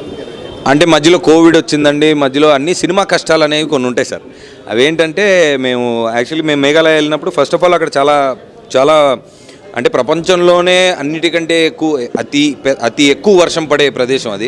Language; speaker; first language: Telugu; native; Telugu